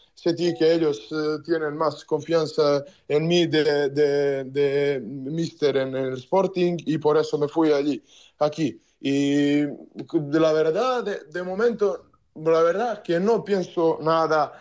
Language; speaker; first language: Spanish; non-native, learner; Serbian